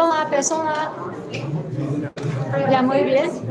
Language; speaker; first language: Spanish; non-native, learner; Chinese